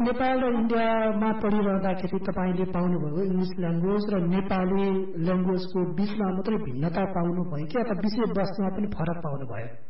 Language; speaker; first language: Nepali; native; Nepali